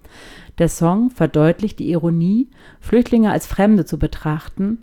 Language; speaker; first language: German; native; German